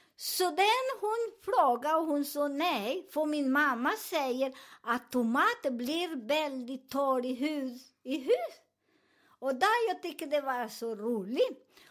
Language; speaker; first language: Swedish; non-native, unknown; Spanish